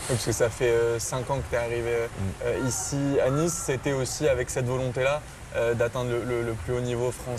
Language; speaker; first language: French; native; French